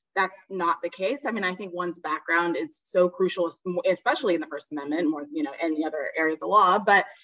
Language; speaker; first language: English; native; English